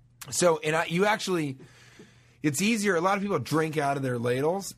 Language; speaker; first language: English; native; English